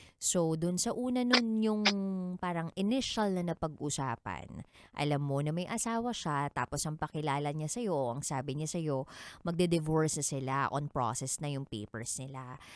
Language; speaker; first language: Filipino; native; Filipino